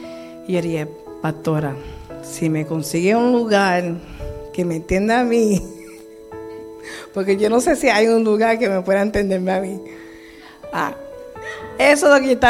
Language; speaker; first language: Spanish; early bilingual, heritage; Spanish